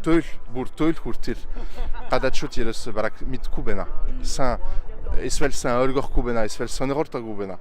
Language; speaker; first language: Mongolian; non-native, fluent; French